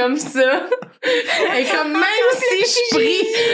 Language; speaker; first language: French; native; French